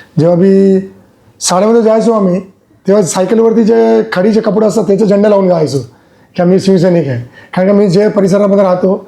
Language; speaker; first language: Marathi; non-native, local second language; Gujarati